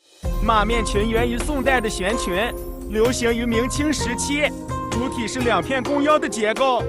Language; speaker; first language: Chinese; native; Chinese